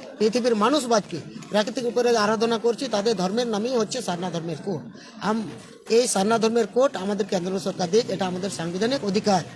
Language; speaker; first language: Bangla; non-native, local second language; Santali